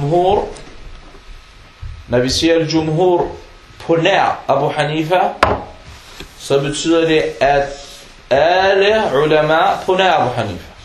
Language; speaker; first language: Danish; non-native, fluent; Arabic